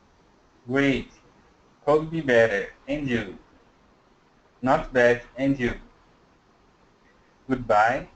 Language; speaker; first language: English; non-native, learner; Portuguese